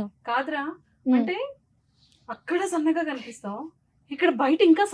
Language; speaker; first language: Telugu; native; Telugu